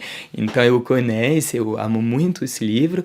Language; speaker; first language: Portuguese; non-native, fluent; French